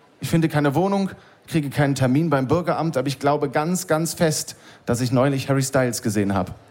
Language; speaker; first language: German; native; German